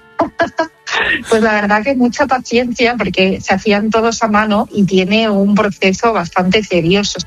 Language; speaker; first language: Spanish; native; Spanish